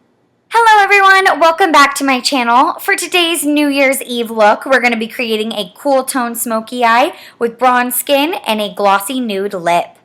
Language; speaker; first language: English; native; English